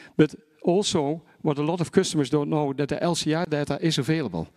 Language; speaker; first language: English; non-native, fluent; Dutch